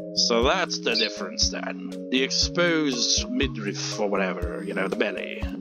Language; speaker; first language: English; native; English